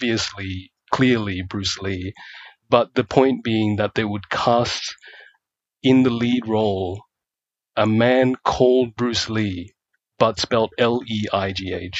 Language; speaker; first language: English; native; English